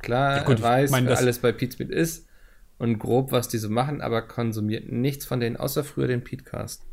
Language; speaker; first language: German; native; German